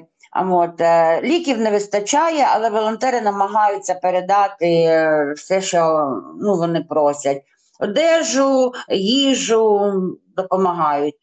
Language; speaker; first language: Ukrainian; non-native, local second language; Russian